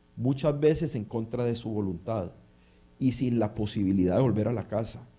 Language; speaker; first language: Spanish; early bilingual, heritage; Spanish